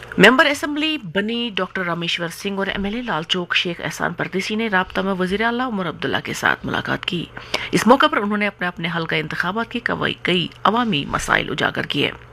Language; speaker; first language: Urdu; non-native, local second language; Kashmiri